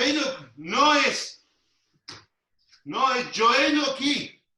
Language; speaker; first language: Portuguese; non-native, learner; Spanish